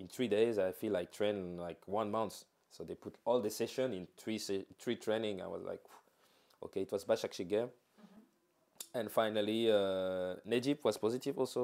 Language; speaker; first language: English; non-native, fluent; French